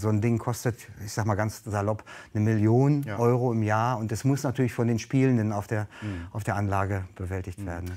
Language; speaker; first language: German; native; German